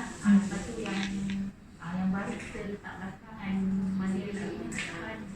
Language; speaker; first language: Malay; native; Malay